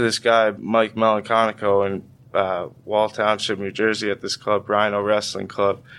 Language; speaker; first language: English; native; English